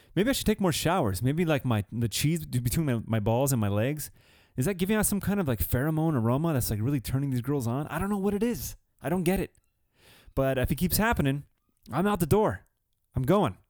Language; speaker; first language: English; early bilingual, other home language; Spanish